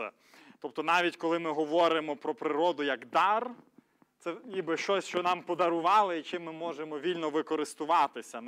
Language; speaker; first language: Ukrainian; native; Ukrainian